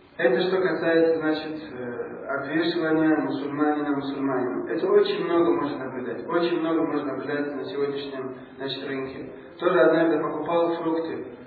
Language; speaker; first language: Russian; non-native, local second language; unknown